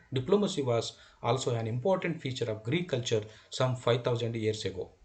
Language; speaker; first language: English; non-native, local second language; Kannada